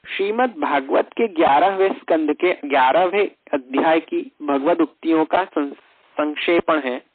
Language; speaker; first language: Hindi; non-native, local second language; Gujarati